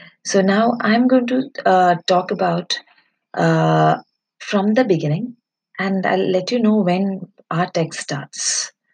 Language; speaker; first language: English; non-native, local second language; Malayalam